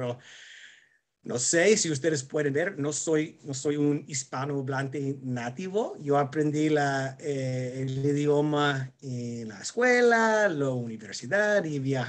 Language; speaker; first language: Spanish; non-native, fluent; English